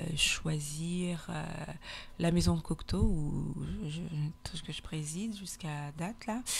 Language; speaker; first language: French; native; French